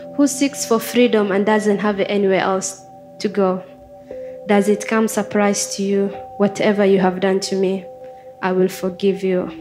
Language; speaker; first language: English; non-native, fluent; Somali